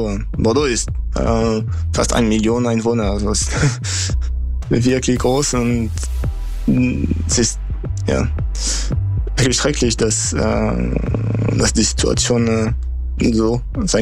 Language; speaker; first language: German; non-native, fluent; French